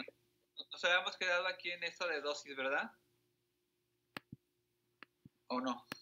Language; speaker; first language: Spanish; native; Spanish